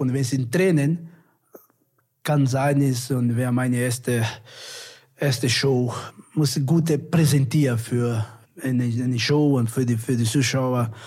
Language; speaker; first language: German; non-native, learner; Portuguese